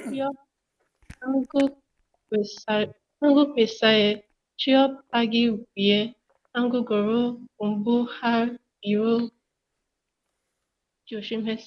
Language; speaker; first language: Korean; non-native, learner; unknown